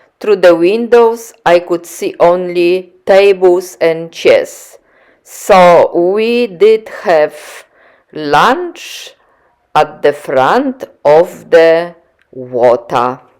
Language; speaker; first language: English; non-native, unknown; Polish